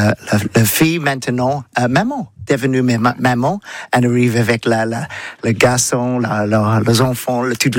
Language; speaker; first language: French; non-native, learner; English